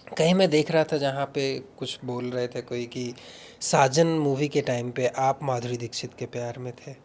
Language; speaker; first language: Hindi; native; Hindi